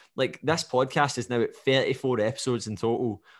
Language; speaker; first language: English; native; English